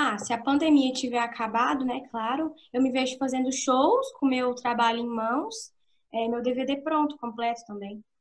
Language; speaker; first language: Portuguese; native; Portuguese